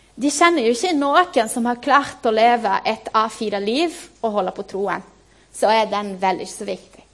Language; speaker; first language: Norwegian; non-native, fluent; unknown